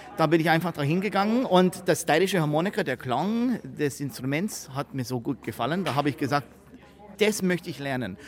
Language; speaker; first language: German; early bilingual, heritage; English